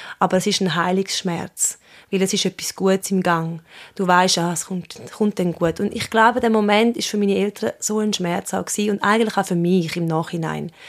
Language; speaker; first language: German; early bilingual, other home language; Swiss German